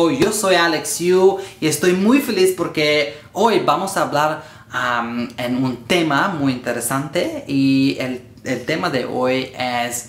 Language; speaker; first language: Spanish; non-native, learner; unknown